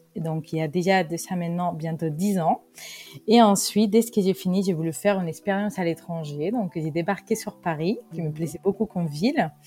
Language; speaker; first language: French; non-native, fluent; Spanish